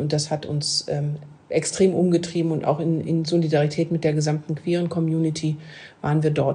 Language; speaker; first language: German; native; German